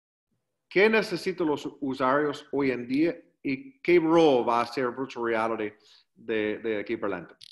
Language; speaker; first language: Spanish; non-native, learner; English